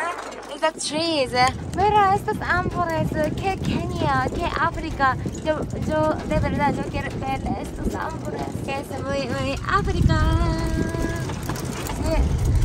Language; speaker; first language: Spanish; non-native, learner; Japanese